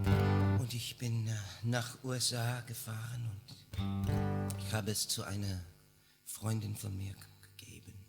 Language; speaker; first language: German; non-native, learner; English